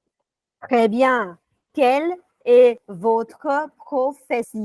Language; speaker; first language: French; non-native, fluent; Hindi